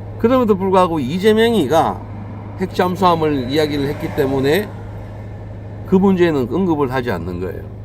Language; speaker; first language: Korean; native; Korean